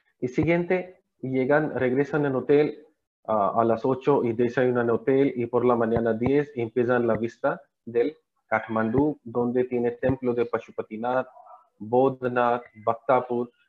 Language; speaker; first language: Spanish; non-native, learner; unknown